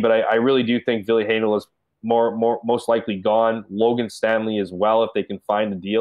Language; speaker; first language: English; native; English